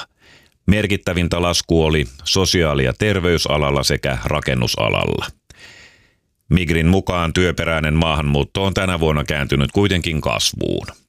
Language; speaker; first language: Finnish; native; Finnish